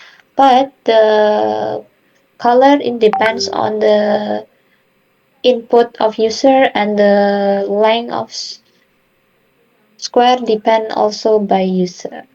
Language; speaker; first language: English; non-native, learner; Indonesian